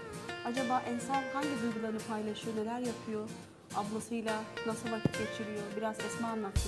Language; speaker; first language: Turkish; native; Turkish